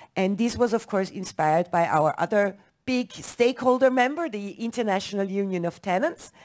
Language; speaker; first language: English; non-native, fluent; German